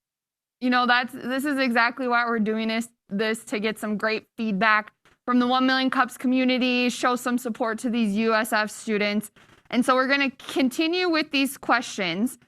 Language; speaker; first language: English; native; English